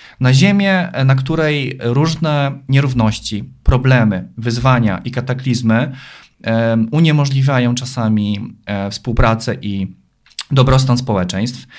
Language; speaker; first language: Polish; native; Polish